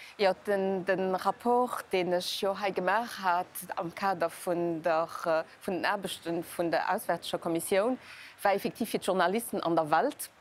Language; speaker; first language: Luxembourgish; native; Luxembourgish